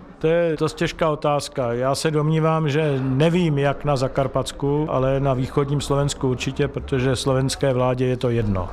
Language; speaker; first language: Czech; native; Czech